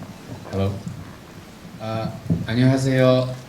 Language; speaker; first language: Korean; non-native, learner; Chinese